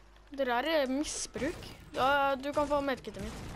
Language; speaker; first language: Norwegian; native; Norwegian